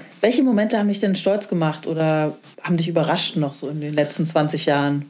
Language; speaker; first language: German; native; German